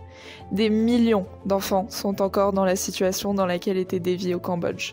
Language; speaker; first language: French; native; French